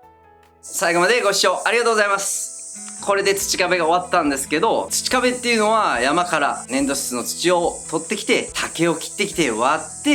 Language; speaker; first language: Japanese; native; Japanese